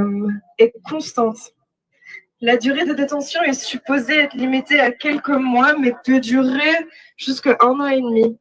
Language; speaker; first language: French; native; French